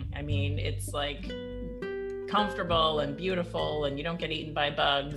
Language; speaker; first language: English; native; English